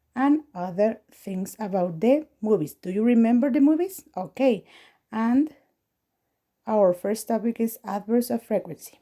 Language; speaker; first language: English; non-native, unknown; Spanish